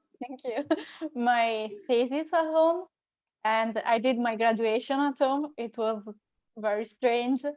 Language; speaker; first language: English; non-native, fluent; Italian